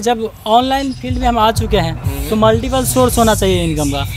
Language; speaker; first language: Hindi; native; Hindi